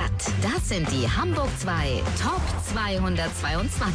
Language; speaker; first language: German; native; German